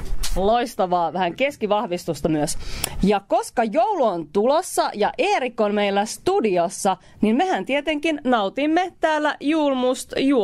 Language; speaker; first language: Finnish; native; Finnish